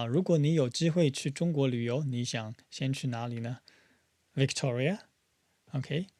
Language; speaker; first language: Chinese; non-native, fluent; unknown